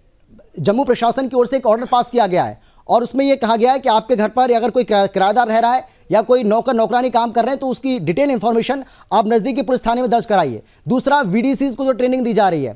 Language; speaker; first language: Hindi; native; Hindi